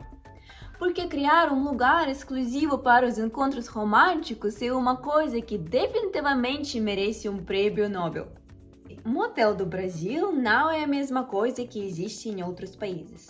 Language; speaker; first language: Portuguese; non-native, fluent; Russian